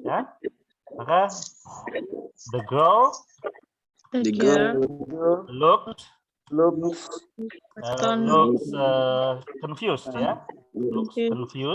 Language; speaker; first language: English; non-native, fluent; Indonesian